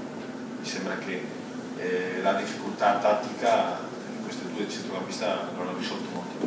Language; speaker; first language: Italian; non-native, fluent; Spanish